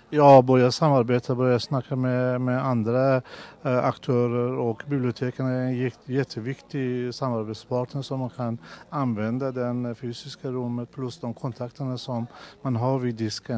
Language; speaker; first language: Swedish; non-native, fluent; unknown